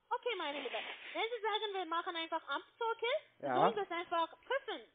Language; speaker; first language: German; non-native, fluent; French